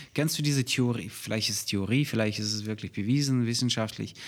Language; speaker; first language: German; non-native, fluent; Russian